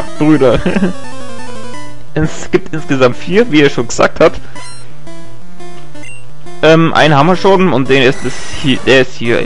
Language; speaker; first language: German; native; German